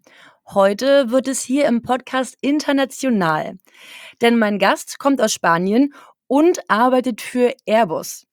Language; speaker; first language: German; native; German